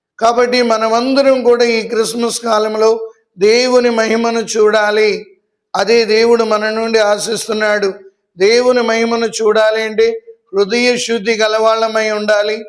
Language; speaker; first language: Telugu; native; Telugu